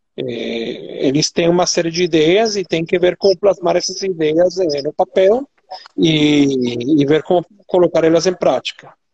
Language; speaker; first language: Portuguese; non-native, fluent; Spanish